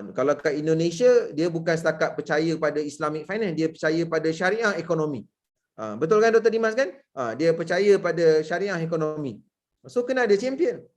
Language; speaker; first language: Malay; native; Malay